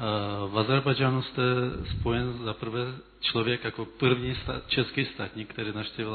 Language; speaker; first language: Czech; non-native, fluent; Azerbaijani